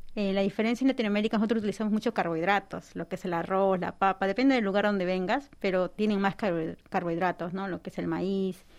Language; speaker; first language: Spanish; native; Spanish